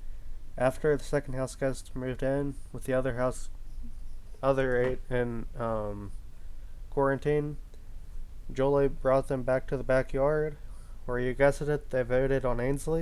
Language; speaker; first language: English; native; English